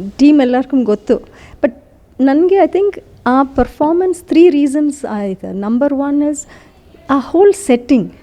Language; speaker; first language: Kannada; non-native, fluent; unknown